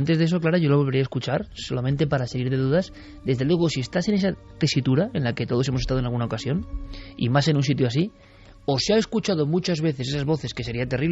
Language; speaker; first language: Spanish; native; Spanish